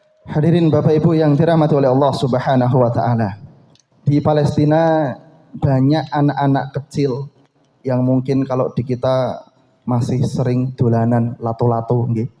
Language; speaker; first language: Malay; non-native, local second language; Javanese